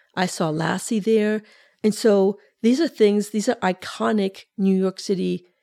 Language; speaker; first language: English; early bilingual, other home language; Spanish